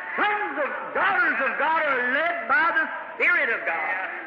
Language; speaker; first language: English; native; English